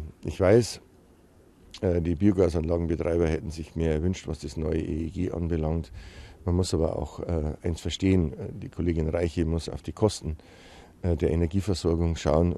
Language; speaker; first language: German; native; German